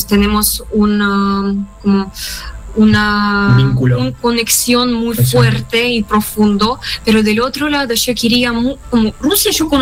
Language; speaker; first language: Spanish; non-native, fluent; Russian